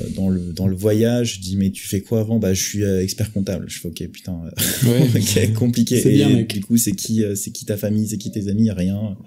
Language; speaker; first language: French; native; French